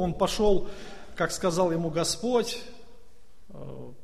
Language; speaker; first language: Russian; native; Russian